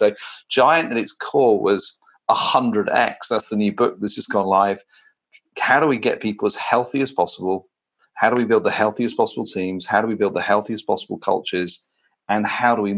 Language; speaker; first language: English; native; English